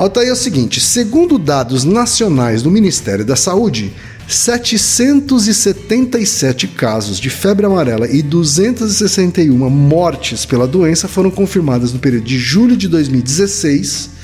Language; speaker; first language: Portuguese; native; Portuguese